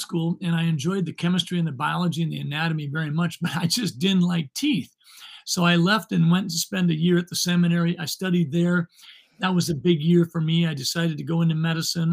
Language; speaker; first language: English; native; English